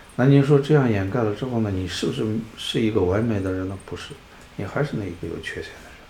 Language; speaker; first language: Chinese; non-native, local second language; Tibetan